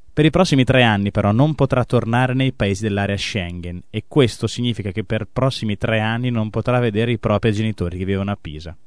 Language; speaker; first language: Italian; native; Italian